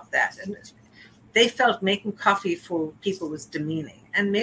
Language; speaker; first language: English; native; English